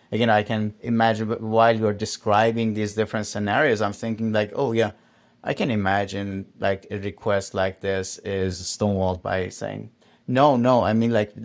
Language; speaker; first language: English; non-native, fluent; Persian